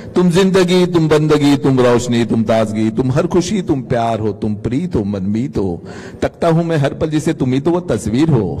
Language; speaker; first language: Hindi; non-native, local second language; Marathi